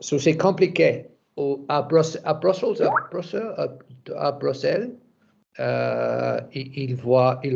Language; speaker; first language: French; non-native, learner; English